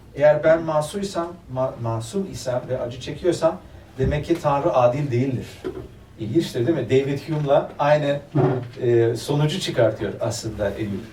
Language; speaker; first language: Turkish; early bilingual, other home language; German